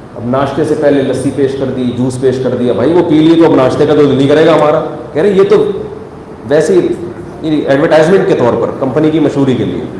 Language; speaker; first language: Urdu; native; Urdu